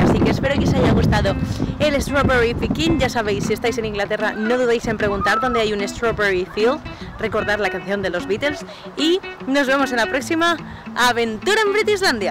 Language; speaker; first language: Spanish; native; Spanish